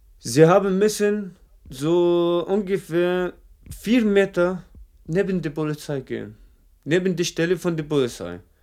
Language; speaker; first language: German; non-native, fluent; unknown